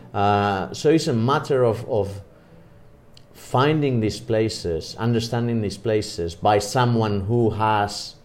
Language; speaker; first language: English; non-native, fluent; Spanish